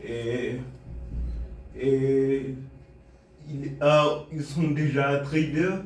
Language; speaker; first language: French; non-native, fluent; Bulgarian